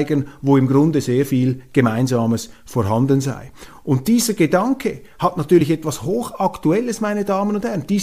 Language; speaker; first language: German; native; German